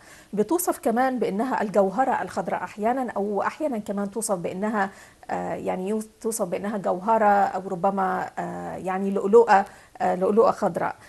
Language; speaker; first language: Arabic; native; Arabic